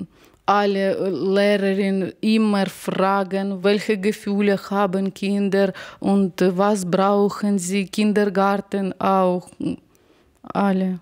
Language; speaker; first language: German; non-native, learner; Ukrainian